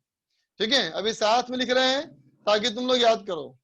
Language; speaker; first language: Hindi; native; Hindi